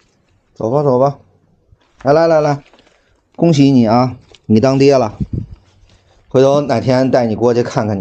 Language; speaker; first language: Chinese; native; Chinese